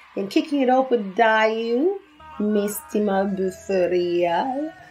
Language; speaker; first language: English; native; English